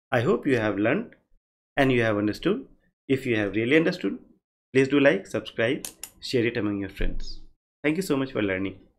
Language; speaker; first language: Hindi; native; Hindi